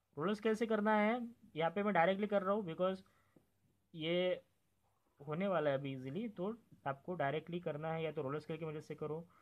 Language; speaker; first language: Hindi; non-native, local second language; Marathi